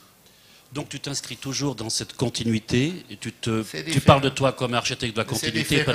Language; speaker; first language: French; native; French